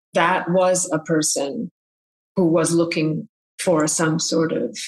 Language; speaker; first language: English; early bilingual, other home language; Bangla